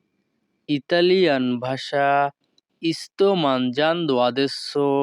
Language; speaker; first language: Italian; non-native, learner; Bangla